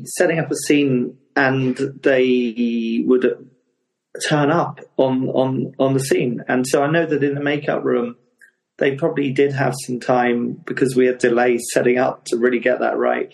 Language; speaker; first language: English; native; English